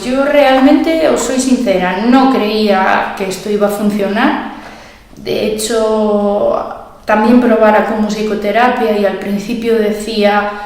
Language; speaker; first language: Spanish; native; Spanish